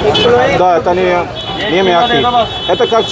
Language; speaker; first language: Russian; non-native, learner; Hindi